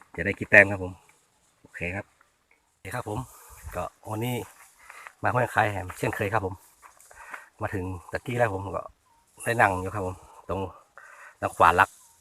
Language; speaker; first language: Thai; native; Thai